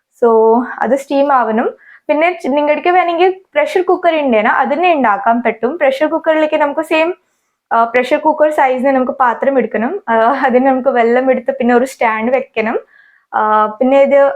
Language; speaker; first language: Malayalam; non-native, learner; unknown